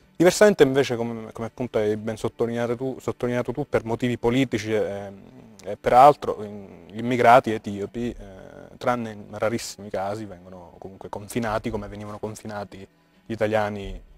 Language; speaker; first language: Italian; early bilingual, heritage; Italian